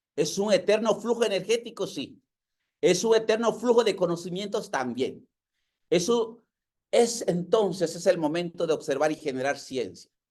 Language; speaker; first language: Spanish; non-native, local second language; Yucateco